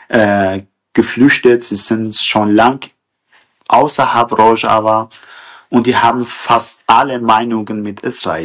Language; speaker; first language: German; non-native, learner; Kurdish